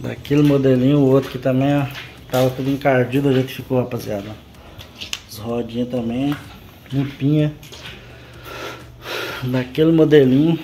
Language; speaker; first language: Portuguese; native; Portuguese